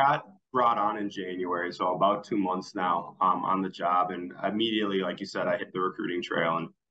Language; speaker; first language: English; native; English